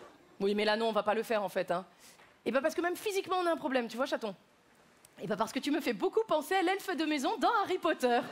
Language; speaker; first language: French; native; French